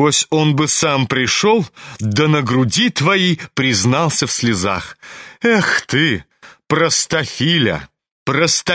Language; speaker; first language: Russian; native; Russian